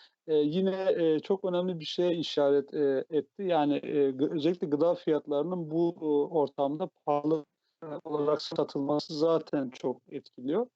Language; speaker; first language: Turkish; native; Turkish